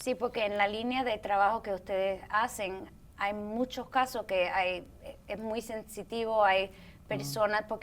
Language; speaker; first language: Spanish; early bilingual, heritage; Spanish